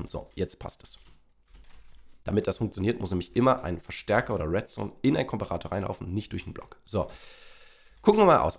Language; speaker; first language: German; native; German